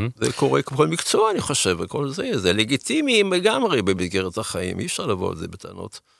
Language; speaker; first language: Hebrew; early bilingual, other home language; German